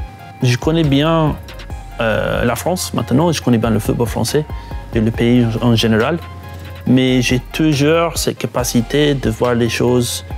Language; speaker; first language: French; non-native, fluent; English